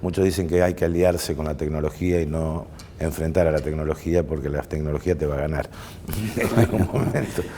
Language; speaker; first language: Spanish; native; Spanish